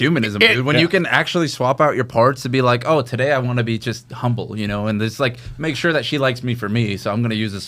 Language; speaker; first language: English; native; English